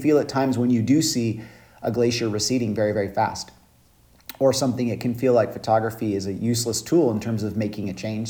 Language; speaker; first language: English; native; English